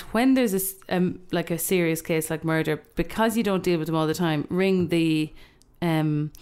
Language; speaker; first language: English; native; English